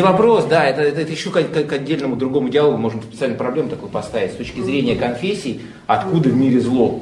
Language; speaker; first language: Russian; native; Russian